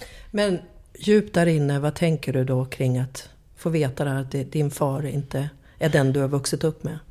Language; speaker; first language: Swedish; native; Swedish